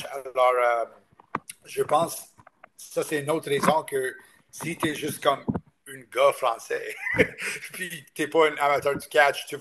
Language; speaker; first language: French; non-native, local second language; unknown